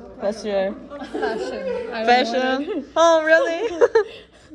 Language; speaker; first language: English; non-native, learner; Korean